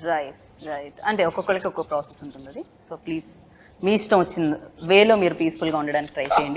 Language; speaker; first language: Telugu; native; Telugu